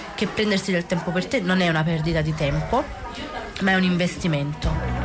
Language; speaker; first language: Italian; native; Italian